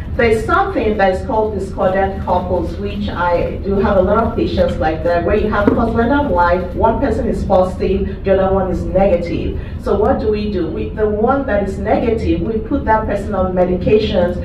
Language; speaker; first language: English; native; English